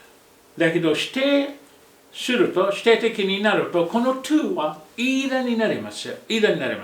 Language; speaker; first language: Japanese; non-native, fluent; Arabic